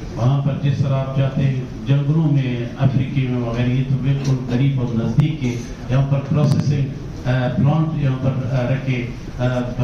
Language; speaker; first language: Hindi; non-native, fluent; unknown